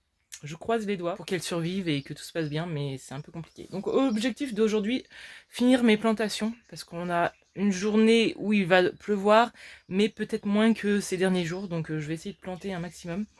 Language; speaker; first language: French; native; French